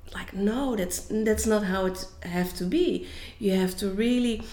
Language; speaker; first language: English; non-native, fluent; Dutch